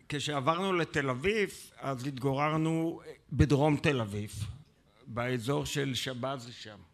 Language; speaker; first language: Hebrew; native; Hebrew